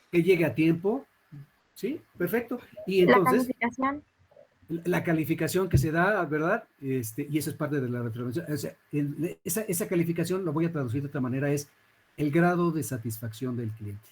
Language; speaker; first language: Spanish; native; Spanish